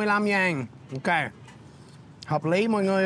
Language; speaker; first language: Vietnamese; non-native, fluent; English